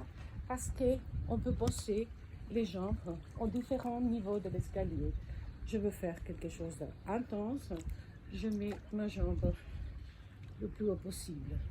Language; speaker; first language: French; non-native, fluent; Spanish